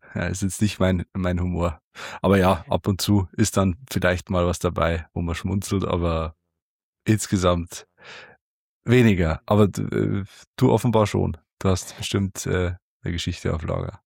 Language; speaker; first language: German; native; German